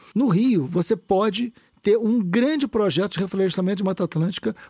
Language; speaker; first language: Portuguese; native; Portuguese